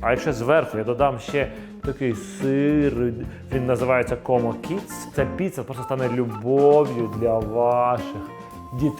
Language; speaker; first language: Ukrainian; native; Ukrainian